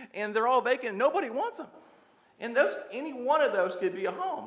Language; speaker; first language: English; native; English